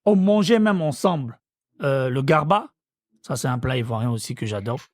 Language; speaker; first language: French; non-native, local second language; Korean